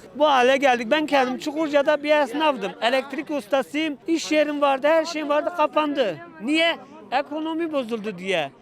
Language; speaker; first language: Turkish; native; Turkish